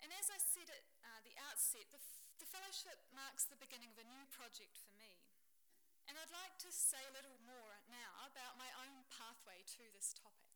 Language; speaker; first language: English; native; English